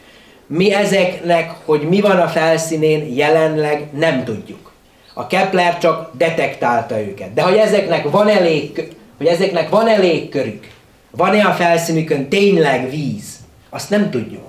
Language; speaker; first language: Hungarian; native; Hungarian